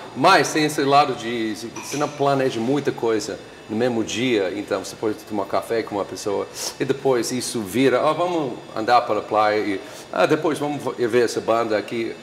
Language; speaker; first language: Portuguese; non-native, fluent; English